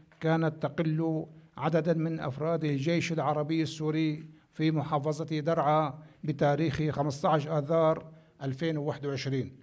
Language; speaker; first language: Arabic; native; Arabic